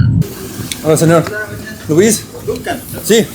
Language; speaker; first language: Spanish; non-native, learner; English